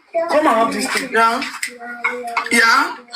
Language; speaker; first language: German; non-native, learner; Nigerian Pidgin